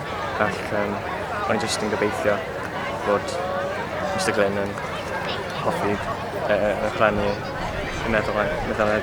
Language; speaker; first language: Welsh; non-native, local second language; English